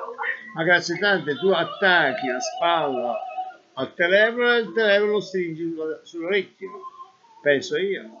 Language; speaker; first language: Italian; native; Italian